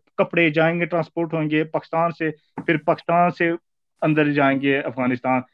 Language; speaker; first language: Urdu; early bilingual, heritage; Urdu